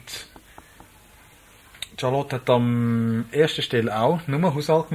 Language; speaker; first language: German; native; German